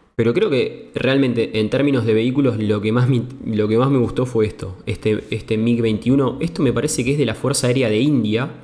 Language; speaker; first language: Spanish; native; Spanish